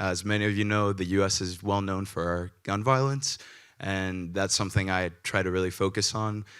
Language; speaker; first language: English; early bilingual, other home language; Greek